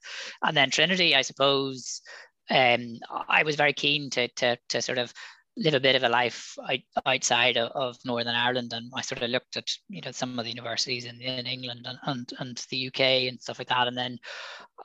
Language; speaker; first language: English; native; English